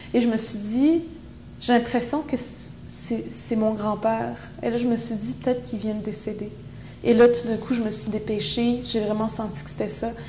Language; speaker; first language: French; non-native, local second language; Innu-aimun